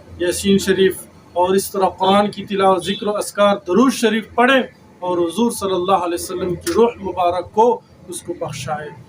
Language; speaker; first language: Urdu; non-native, local second language; Pashto